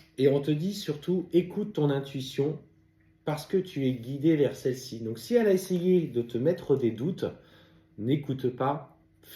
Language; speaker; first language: French; native; French